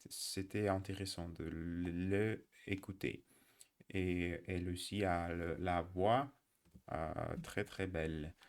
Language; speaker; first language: French; non-native, learner; Russian